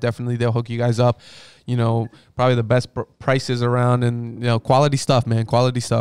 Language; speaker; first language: English; early bilingual, other home language; Spanish